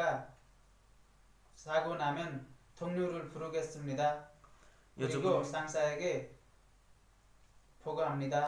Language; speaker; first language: Korean; non-native, learner; Nepali